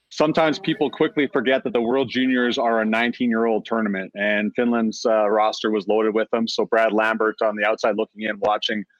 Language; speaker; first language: English; native; English